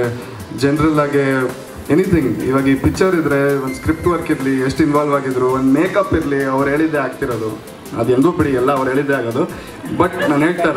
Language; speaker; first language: Kannada; native; Kannada